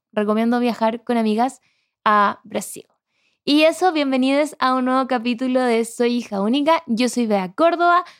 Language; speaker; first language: Spanish; native; Spanish